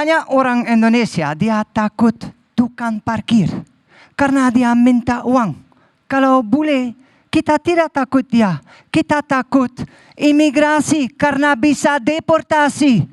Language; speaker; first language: Indonesian; non-native, learner; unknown